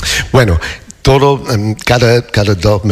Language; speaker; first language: Spanish; non-native, fluent; English